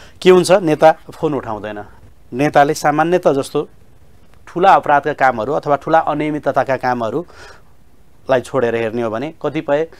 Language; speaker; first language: Nepali; native; Nepali